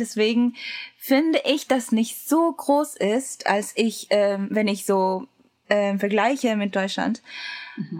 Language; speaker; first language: German; non-native, learner; Japanese